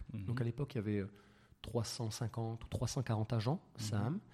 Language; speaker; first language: French; native; French